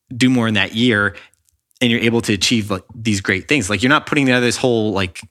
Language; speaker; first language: English; native; English